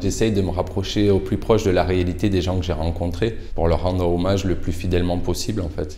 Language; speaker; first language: French; native; French